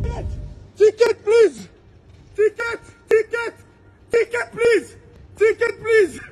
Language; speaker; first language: English; non-native, learner; French